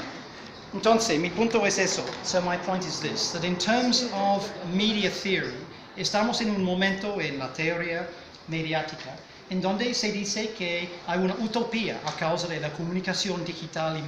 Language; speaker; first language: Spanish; non-native, fluent; English